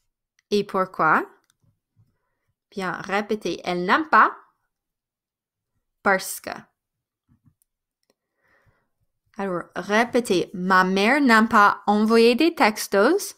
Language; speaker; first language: French; non-native, fluent; English